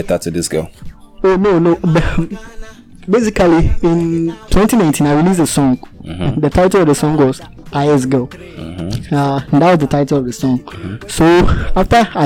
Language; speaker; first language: English; non-native, local second language; Akan